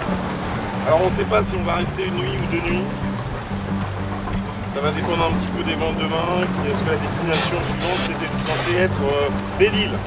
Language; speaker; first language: French; native; French